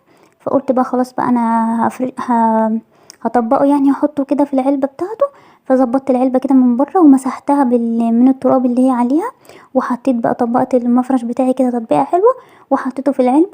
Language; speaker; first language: Arabic; native; Arabic